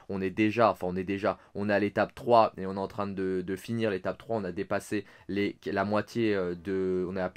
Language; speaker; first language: French; native; French